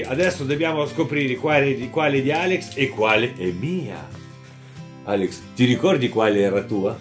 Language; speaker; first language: Italian; non-native, fluent; Russian